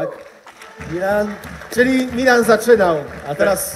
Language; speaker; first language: Polish; native; Polish